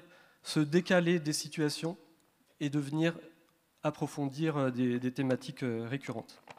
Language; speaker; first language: French; native; French